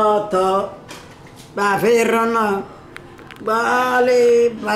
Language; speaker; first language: Hebrew; non-native, learner; Arabic